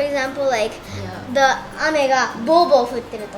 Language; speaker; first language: English; non-native, fluent; Japanese